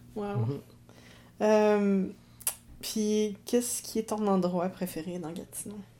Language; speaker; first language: French; native; French